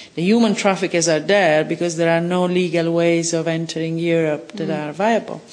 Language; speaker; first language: English; non-native, fluent; Italian